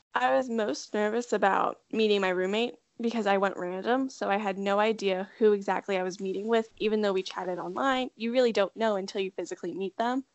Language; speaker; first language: English; native; English